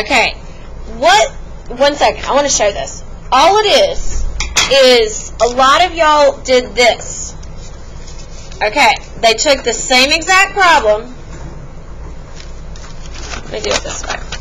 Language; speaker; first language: English; native; English